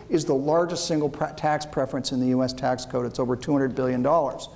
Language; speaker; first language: English; native; English